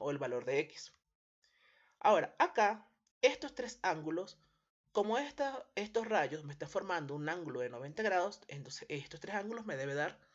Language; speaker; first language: Spanish; native; Spanish